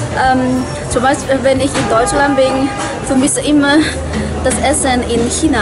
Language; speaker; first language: German; non-native, learner; Chinese